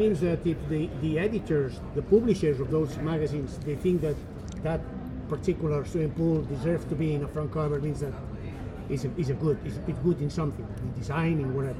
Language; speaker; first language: English; non-native, fluent; Spanish